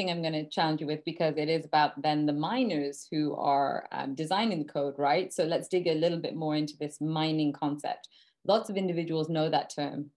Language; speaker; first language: English; native; English